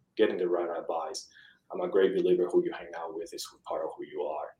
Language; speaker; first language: English; early bilingual, other home language; Spanish